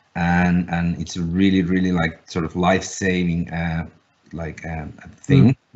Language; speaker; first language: English; non-native, fluent; Finnish